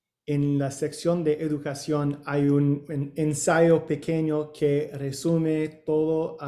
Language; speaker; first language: Spanish; non-native, learner; English